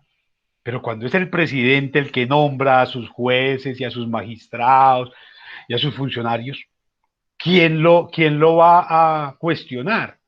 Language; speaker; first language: Spanish; native; Spanish